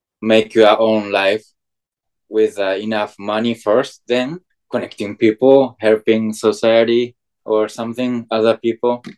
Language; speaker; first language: English; non-native, fluent; Japanese